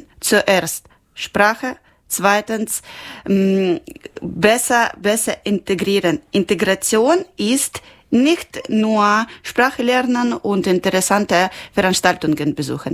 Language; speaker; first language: German; non-native, local second language; Ukrainian